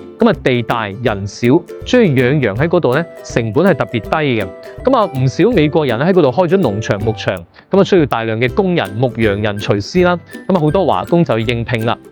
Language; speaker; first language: Cantonese; native; Cantonese